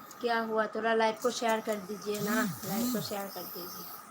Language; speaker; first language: Hindi; non-native, local second language; Bangla